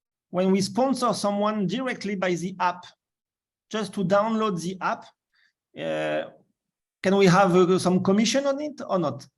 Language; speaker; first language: English; non-native, learner; French